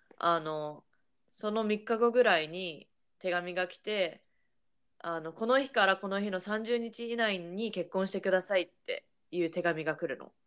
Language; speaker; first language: Japanese; native; Japanese